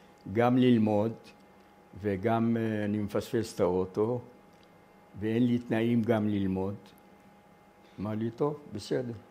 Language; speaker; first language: Hebrew; non-native, fluent; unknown